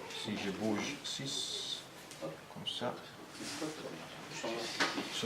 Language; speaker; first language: French; non-native, learner; Italian